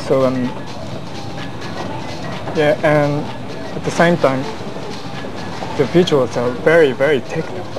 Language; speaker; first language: English; non-native, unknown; Japanese